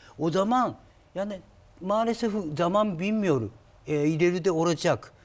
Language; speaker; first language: Turkish; non-native, learner; Japanese